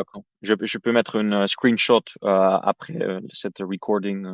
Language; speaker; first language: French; non-native, fluent; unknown